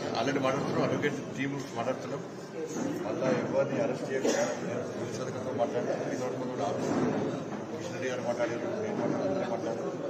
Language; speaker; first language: Telugu; native; Telugu